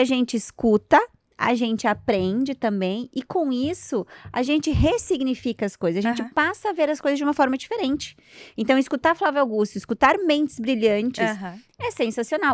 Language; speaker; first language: Portuguese; native; Portuguese